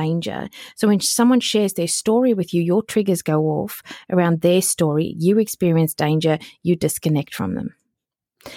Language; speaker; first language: English; native; English